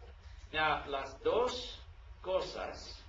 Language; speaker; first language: Spanish; non-native, learner; English